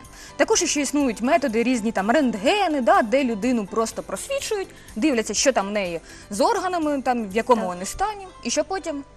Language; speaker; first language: Ukrainian; native; Ukrainian